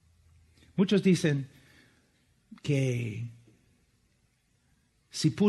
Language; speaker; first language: Spanish; non-native, fluent; English